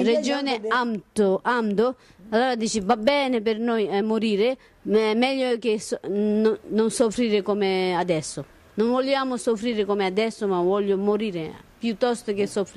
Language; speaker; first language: Italian; non-native, learner; Tibetan